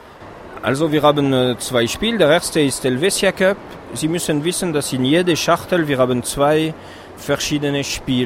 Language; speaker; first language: German; non-native, fluent; French